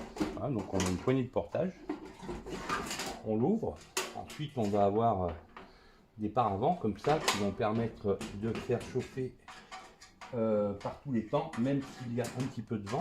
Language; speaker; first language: French; native; French